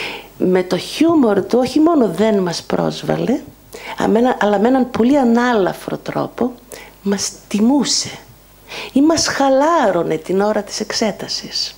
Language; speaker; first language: Greek; native; Greek